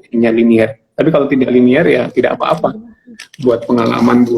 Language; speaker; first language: Indonesian; non-native, local second language; Javanese